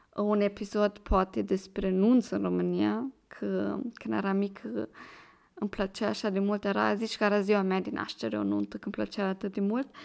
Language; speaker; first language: Romanian; early bilingual, heritage; Romanian